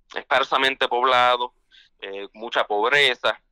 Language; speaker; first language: Spanish; native; Spanish